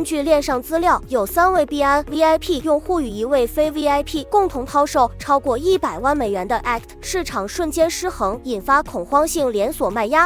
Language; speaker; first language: Chinese; native; Chinese